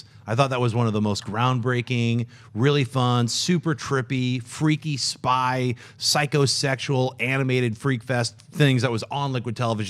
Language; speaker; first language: English; native; English